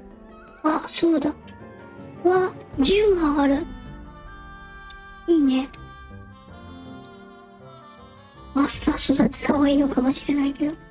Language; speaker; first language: Japanese; native; Japanese